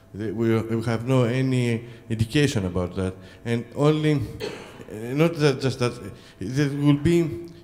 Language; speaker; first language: English; non-native, fluent; Greek